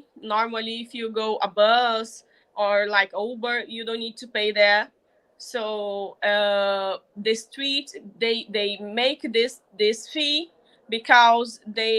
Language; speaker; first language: English; non-native, learner; Portuguese